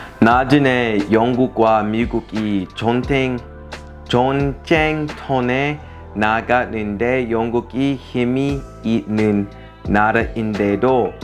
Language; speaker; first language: Korean; non-native, learner; English